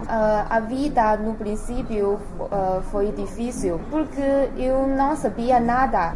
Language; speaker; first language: Portuguese; non-native, learner; Chinese